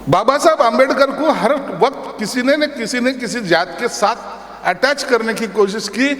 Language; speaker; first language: Hindi; non-native, local second language; Marathi